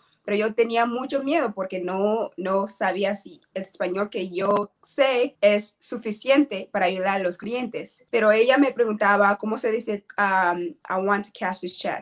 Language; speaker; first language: Spanish; non-native, learner; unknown